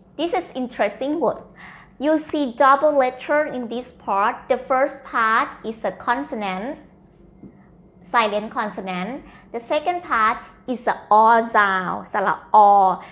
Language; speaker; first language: English; non-native, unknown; Thai